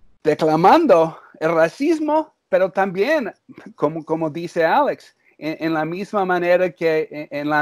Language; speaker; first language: Spanish; early bilingual, heritage; English